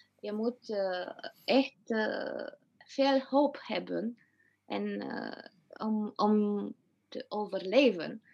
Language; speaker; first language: Dutch; non-native, fluent; Romanian